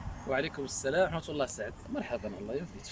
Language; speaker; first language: Arabic; native; Arabic